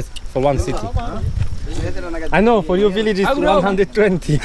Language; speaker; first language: English; non-native, learner; Polish